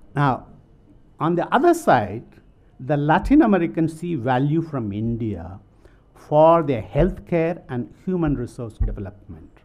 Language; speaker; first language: English; non-native, local second language; Tamil